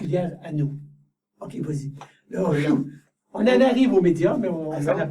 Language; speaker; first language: French; native; French